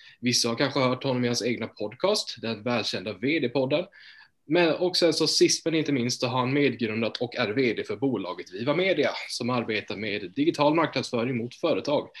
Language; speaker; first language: Swedish; native; Swedish